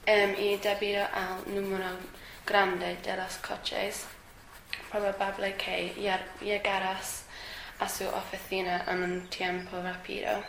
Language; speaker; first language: Spanish; non-native, learner; English